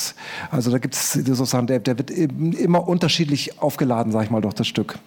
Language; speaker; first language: German; native; German